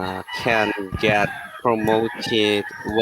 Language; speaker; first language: English; non-native, learner; Korean